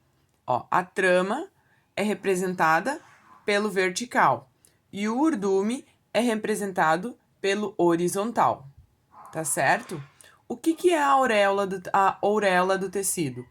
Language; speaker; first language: Portuguese; native; Portuguese